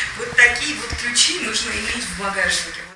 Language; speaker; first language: Russian; non-native, learner; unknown